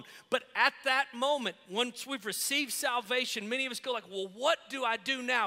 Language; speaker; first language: English; native; English